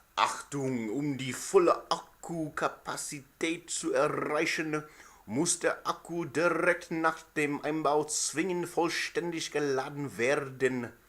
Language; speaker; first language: German; non-native, learner; English